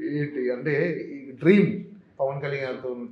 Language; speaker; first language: Telugu; native; Telugu